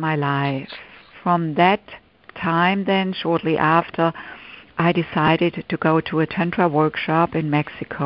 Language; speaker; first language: English; non-native, fluent; German